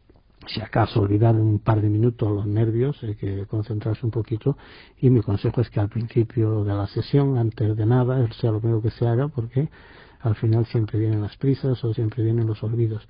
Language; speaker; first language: Spanish; native; Spanish